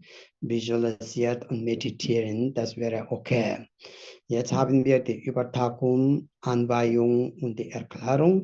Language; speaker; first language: German; non-native, fluent; Tibetan